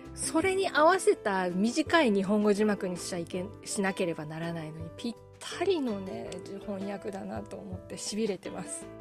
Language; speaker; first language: Japanese; native; Japanese